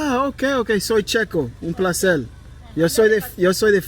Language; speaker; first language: Spanish; non-native, learner; English